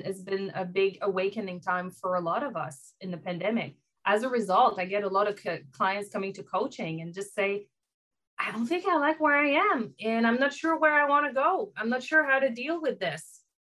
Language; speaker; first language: English; non-native, fluent; French